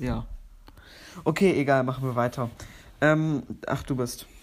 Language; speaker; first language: German; native; German